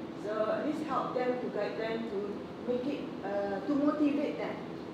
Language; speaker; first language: English; non-native, local second language; Malay